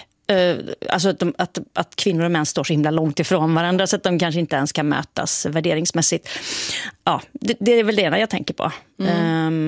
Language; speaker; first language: Swedish; native; Swedish